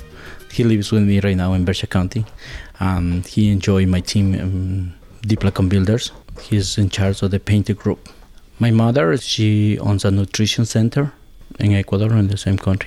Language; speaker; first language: English; non-native, learner; Spanish